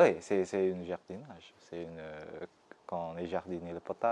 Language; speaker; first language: French; non-native, fluent; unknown